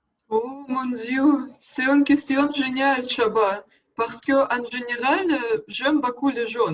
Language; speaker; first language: French; non-native, learner; Russian